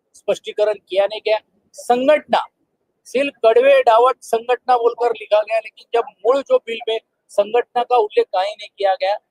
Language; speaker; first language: Hindi; non-native, local second language; Marathi